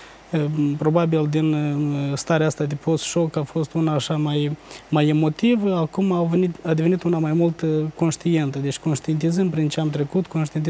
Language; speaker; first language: Romanian; native; Romanian